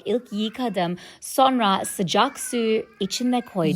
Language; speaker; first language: Turkish; non-native, learner; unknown